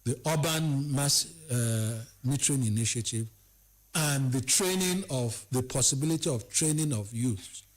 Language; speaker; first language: English; non-native, local second language; Yoruba